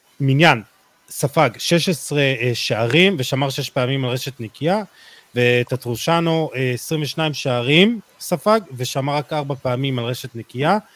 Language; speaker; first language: Hebrew; native; Hebrew